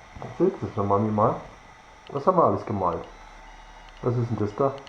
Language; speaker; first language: German; native; German